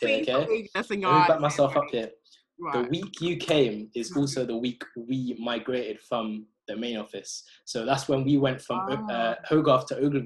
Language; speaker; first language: English; native; English